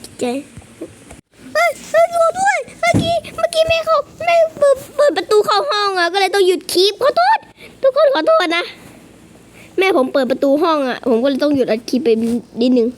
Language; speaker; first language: Thai; native; Thai